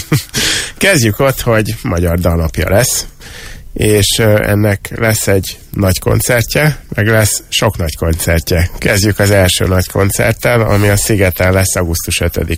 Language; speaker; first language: Hungarian; native; Hungarian